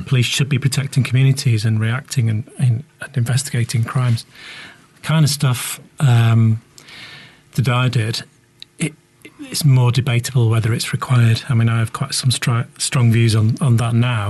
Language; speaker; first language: English; native; English